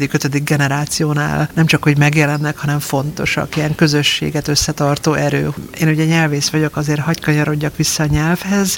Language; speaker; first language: Hungarian; native; Hungarian